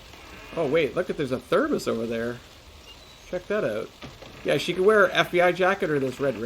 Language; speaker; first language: English; native; English